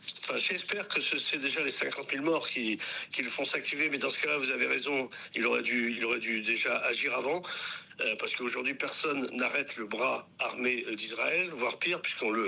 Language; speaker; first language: French; native; French